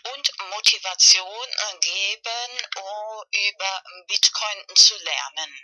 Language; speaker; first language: German; non-native, fluent; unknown